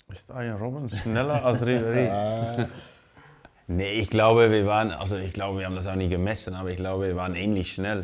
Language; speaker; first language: German; non-native, fluent; Dutch